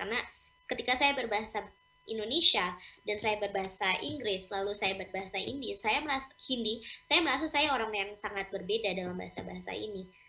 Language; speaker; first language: Indonesian; early bilingual, heritage; English